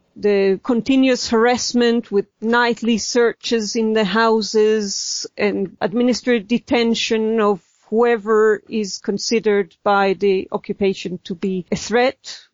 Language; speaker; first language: English; non-native, fluent; Hebrew